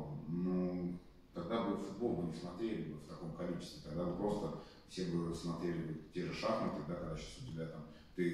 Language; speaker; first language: Russian; native; Russian